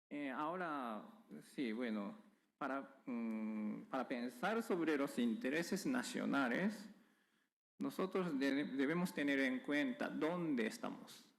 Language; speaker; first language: Spanish; non-native, fluent; Japanese